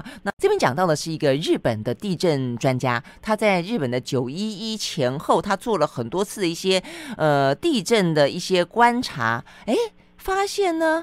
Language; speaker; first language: Chinese; native; Chinese